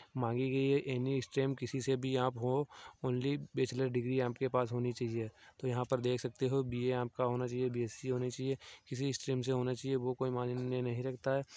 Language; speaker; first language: Hindi; native; Hindi